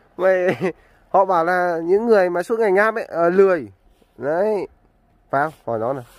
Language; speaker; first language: Vietnamese; native; Vietnamese